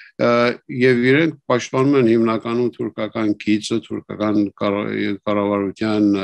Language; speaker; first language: Armenian; native; Armenian